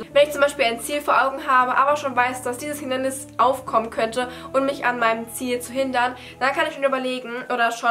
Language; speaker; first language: German; native; German